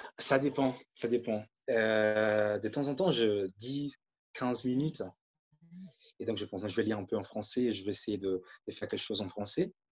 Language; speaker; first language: French; non-native, fluent; Portuguese